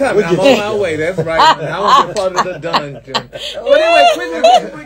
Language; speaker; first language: English; native; English